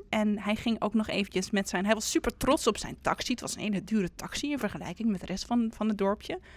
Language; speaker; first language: Dutch; native; Dutch